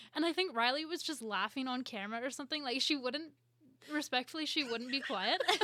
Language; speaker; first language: English; native; English